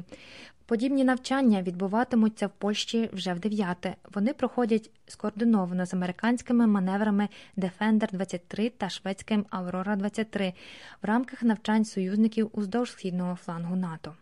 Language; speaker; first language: Ukrainian; native; Ukrainian